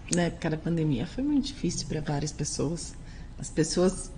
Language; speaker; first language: Portuguese; native; Portuguese